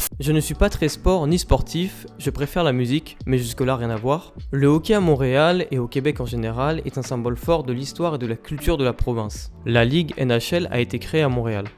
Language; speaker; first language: French; early bilingual, other home language; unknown